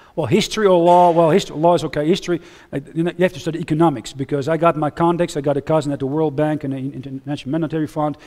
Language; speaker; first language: English; non-native, fluent; Dutch